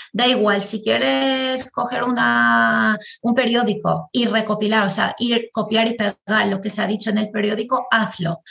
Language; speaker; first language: Spanish; non-native, fluent; Albanian